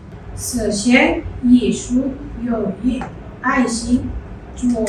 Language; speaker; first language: Chinese; non-native, learner; Indonesian